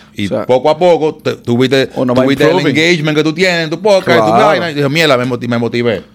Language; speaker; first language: Spanish; native; Spanish